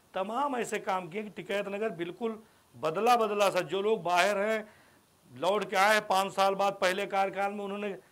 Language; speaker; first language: Hindi; native; Hindi